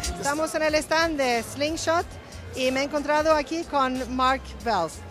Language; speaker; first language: Spanish; native; Spanish